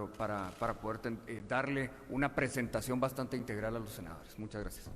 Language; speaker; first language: Spanish; native; Spanish